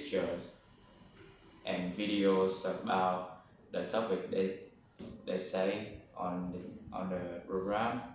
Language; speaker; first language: English; non-native, learner; Vietnamese